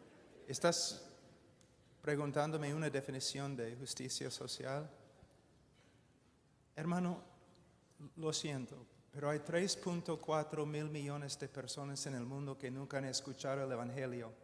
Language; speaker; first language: Spanish; non-native, fluent; English